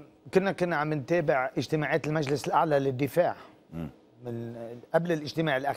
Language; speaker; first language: Arabic; native; Arabic